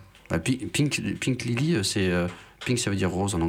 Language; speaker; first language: French; native; French